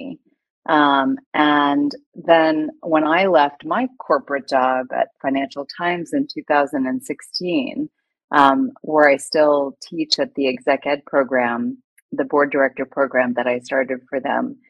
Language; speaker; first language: English; native; English